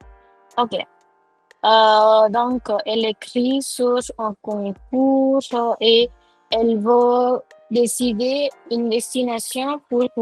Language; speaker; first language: French; non-native, fluent; Hindi